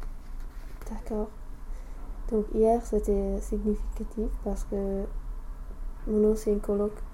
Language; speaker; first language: French; non-native, fluent; English